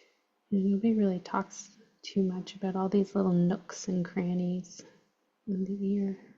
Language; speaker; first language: English; native; English